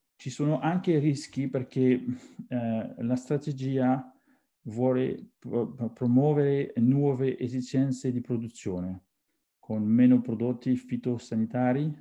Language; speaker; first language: Italian; non-native, fluent; French